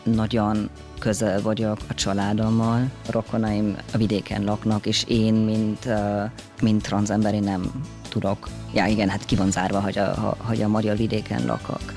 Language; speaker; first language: Hungarian; early bilingual, heritage; German